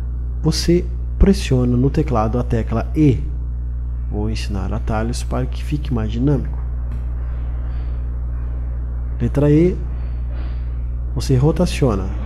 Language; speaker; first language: Portuguese; native; Portuguese